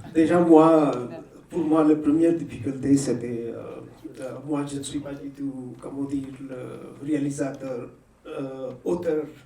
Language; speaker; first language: French; non-native, fluent; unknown